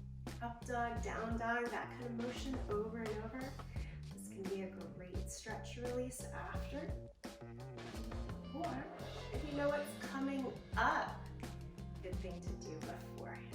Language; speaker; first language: English; native; English